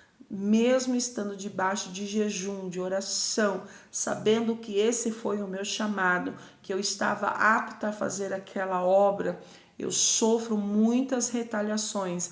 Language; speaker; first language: Portuguese; native; Portuguese